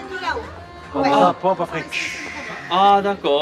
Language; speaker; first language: French; non-native, learner; Japanese